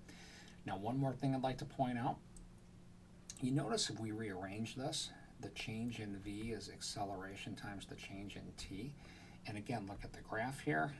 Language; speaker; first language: English; native; English